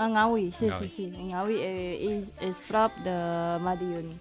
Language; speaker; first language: Catalan; non-native, learner; Indonesian